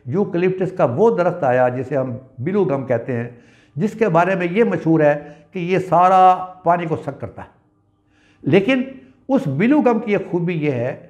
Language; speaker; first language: Urdu; non-native, local second language; Punjabi